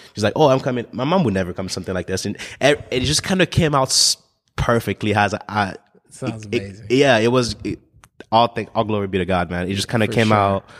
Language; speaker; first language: English; non-native, fluent; French